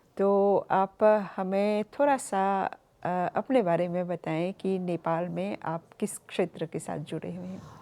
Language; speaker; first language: Hindi; non-native, local second language; Morisyen